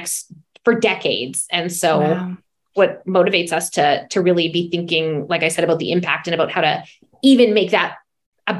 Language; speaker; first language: English; native; English